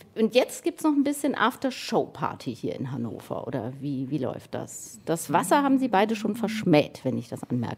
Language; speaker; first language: German; native; German